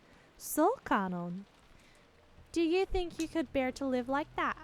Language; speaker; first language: English; native; English